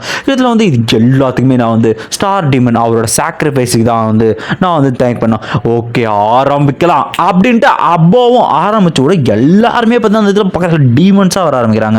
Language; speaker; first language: Tamil; native; Tamil